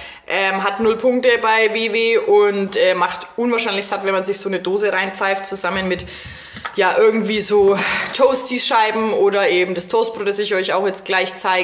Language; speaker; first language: German; native; German